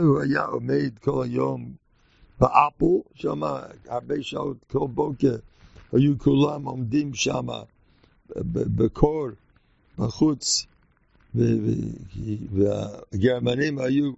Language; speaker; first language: Hebrew; non-native, fluent; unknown